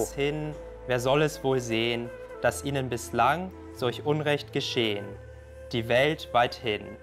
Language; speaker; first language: German; native; German